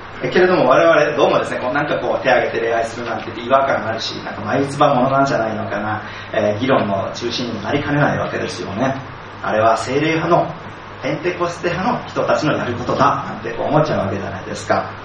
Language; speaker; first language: Japanese; native; Japanese